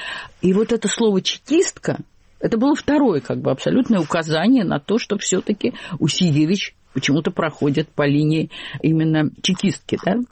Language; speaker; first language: Russian; native; Russian